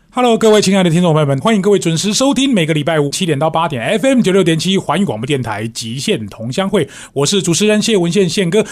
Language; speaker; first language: Chinese; native; Chinese